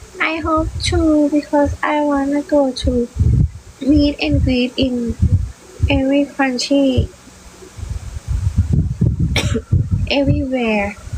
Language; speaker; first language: English; non-native, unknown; Thai